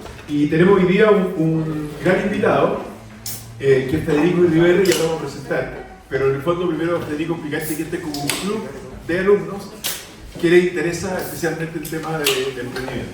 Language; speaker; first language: Spanish; native; Spanish